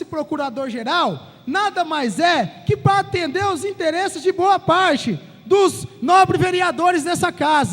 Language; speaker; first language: Portuguese; native; Portuguese